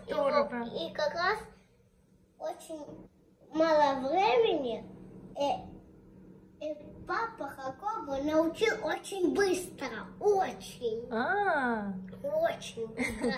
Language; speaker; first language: Russian; early bilingual, heritage; Russian